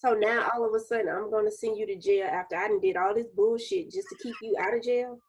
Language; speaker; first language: English; native; English